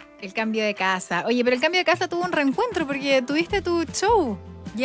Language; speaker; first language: Spanish; native; Spanish